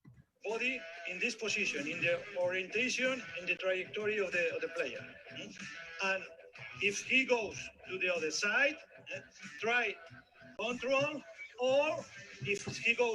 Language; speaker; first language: English; non-native, learner; Spanish